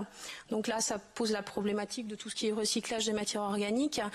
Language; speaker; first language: French; native; French